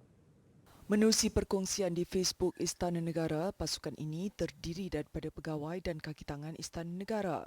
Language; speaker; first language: Malay; native; Malay